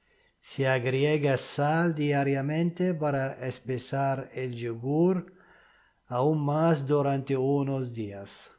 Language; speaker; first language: Spanish; non-native, fluent; Arabic